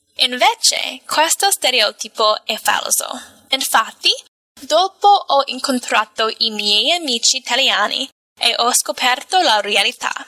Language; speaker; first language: Italian; non-native, fluent; English